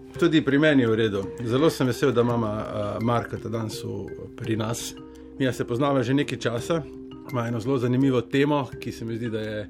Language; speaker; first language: Slovenian; native; Slovenian